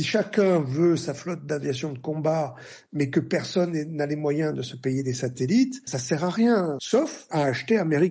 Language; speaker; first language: French; native; French